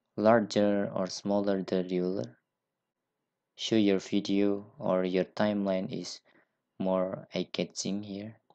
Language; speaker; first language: English; non-native, learner; Indonesian